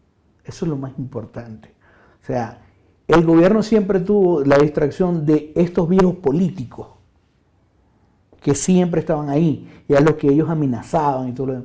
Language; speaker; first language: Spanish; native; Spanish